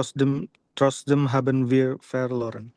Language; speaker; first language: German; non-native, learner; Indonesian